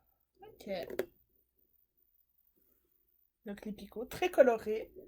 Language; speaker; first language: French; native; French